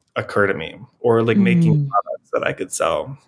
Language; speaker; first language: English; native; English